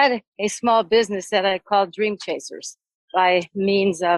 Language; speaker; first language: English; native; English